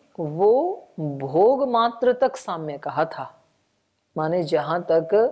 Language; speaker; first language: Hindi; native; Hindi